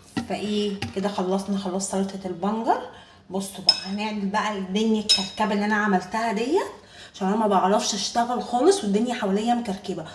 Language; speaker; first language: Arabic; native; Arabic